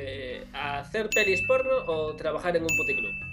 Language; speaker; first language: Spanish; native; Spanish